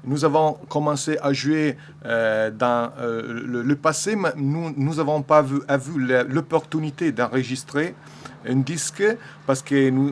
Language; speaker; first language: French; non-native, learner; Italian